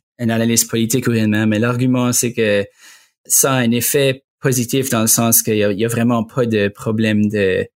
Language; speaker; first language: French; native; French